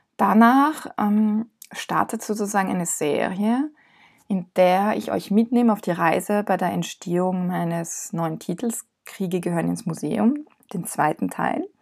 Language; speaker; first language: German; non-native, fluent; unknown